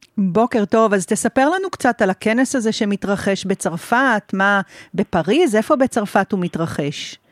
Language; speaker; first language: Hebrew; native; Hebrew